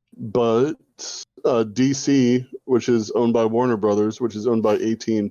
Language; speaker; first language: English; native; English